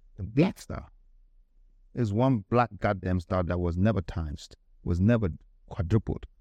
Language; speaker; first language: English; non-native, local second language; Akan